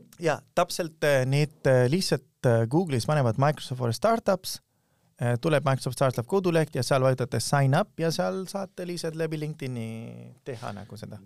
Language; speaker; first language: Estonian; non-native, fluent; Urdu